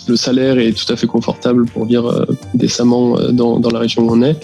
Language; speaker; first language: French; native; French